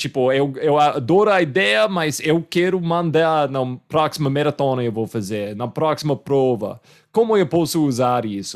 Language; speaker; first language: Portuguese; non-native, fluent; English